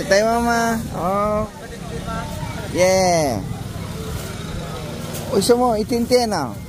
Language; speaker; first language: Chinese; non-native, learner; Filipino